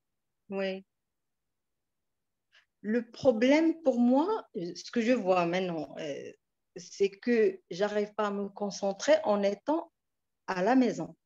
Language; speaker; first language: French; non-native, local second language; Arabic